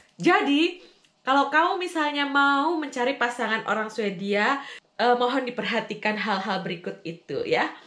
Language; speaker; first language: Indonesian; native; Indonesian